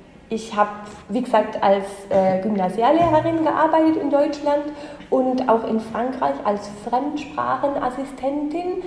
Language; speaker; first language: German; native; German